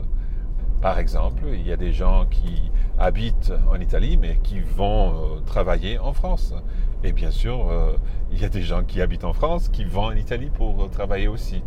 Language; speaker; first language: French; non-native, fluent; English